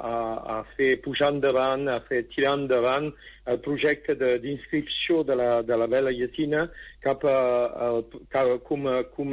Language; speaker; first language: Catalan; non-native, local second language; French